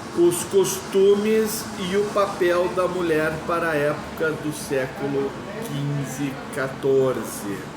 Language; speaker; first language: Portuguese; native; Portuguese